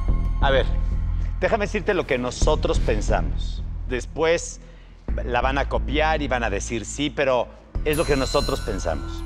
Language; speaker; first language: Spanish; native; Spanish